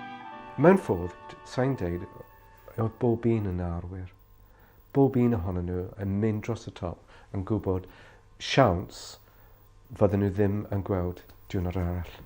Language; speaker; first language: Welsh; non-native, fluent; English